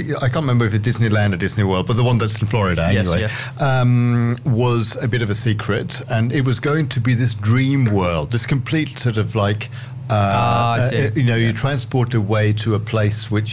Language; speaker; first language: English; native; English